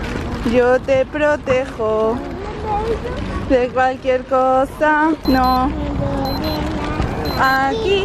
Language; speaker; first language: Spanish; native; Spanish